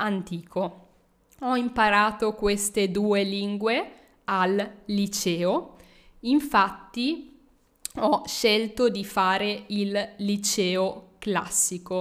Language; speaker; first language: Italian; native; Italian